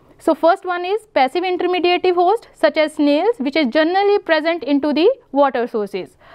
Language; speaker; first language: English; non-native, local second language; Punjabi